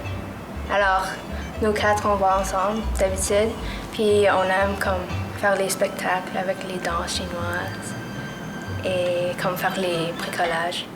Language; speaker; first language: French; non-native, local second language; English